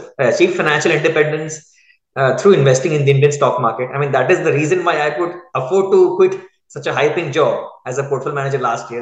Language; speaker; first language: English; non-native, local second language; Hindi